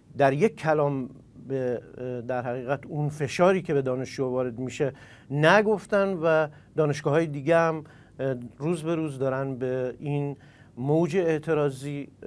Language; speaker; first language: Persian; non-native, local second language; Central Kurdish